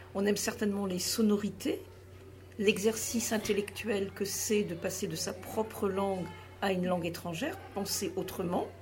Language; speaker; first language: French; native; French